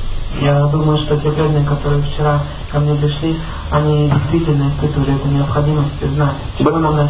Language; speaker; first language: Russian; native; Russian